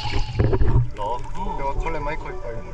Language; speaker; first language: Thai; non-native, learner; Korean